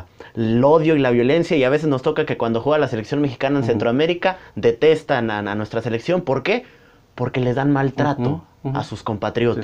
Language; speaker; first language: Spanish; native; Spanish